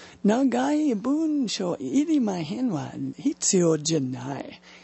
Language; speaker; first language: Japanese; non-native, learner; English